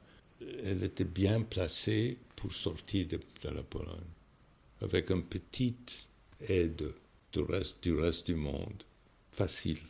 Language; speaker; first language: French; non-native, fluent; English